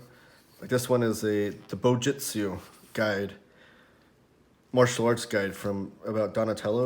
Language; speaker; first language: English; native; English